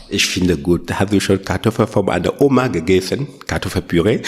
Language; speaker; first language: German; non-native, learner; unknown